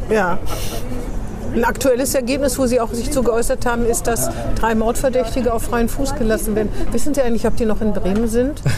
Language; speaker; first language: German; native; German